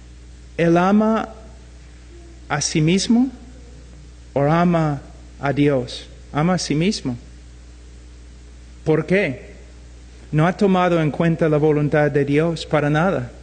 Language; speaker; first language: Spanish; non-native, fluent; English